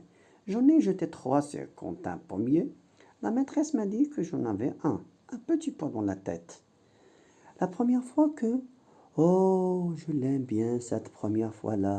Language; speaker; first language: French; non-native, local second language; Arabic